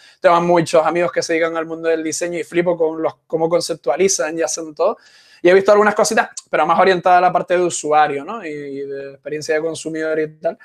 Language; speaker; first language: Spanish; native; Spanish